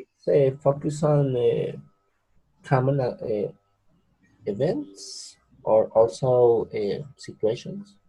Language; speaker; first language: English; non-native, learner; Spanish